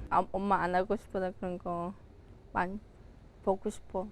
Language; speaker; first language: Korean; non-native, learner; Khmer